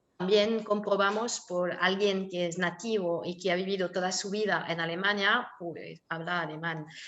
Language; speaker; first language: Spanish; non-native, fluent; French